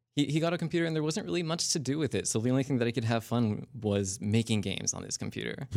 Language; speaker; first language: English; native; English